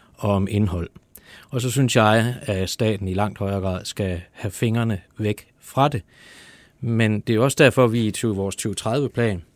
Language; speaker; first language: Danish; non-native, fluent; German